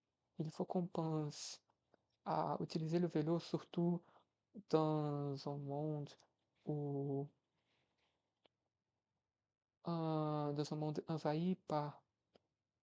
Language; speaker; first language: French; non-native, fluent; Portuguese